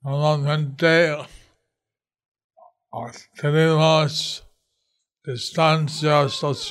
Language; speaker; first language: Spanish; non-native, learner; English